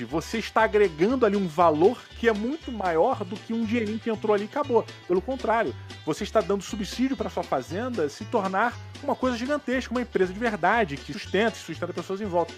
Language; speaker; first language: Portuguese; native; Portuguese